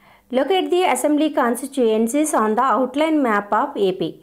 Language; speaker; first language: English; non-native, local second language; Telugu